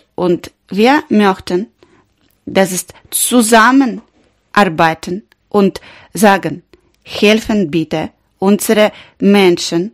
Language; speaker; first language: German; non-native, learner; Ukrainian